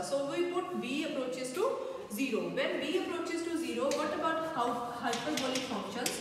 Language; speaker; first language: English; non-native, local second language; Hindi